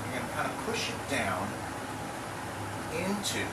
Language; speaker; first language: English; native; English